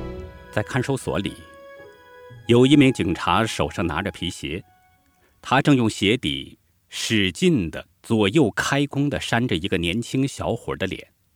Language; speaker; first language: Chinese; native; Chinese